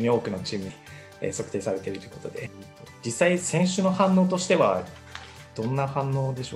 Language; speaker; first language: Japanese; native; Japanese